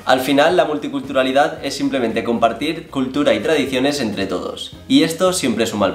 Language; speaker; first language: Spanish; native; Spanish